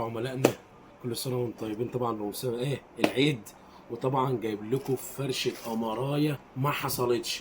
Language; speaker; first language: Arabic; native; Arabic